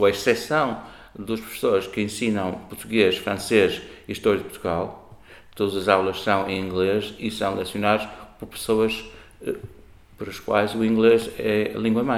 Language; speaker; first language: Portuguese; non-native, fluent; English